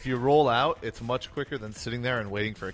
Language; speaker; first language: English; native; English